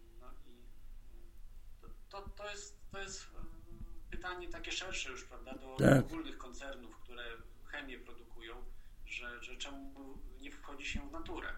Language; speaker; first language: Polish; native; Polish